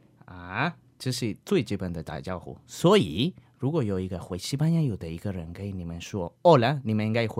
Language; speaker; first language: Chinese; non-native, learner; Spanish